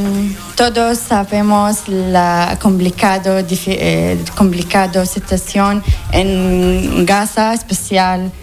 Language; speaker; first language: Spanish; non-native, learner; Arabic